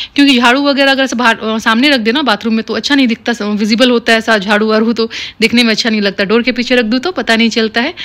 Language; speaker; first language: Hindi; native; Hindi